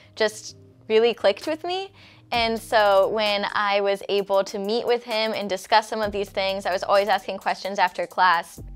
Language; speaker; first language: English; native; English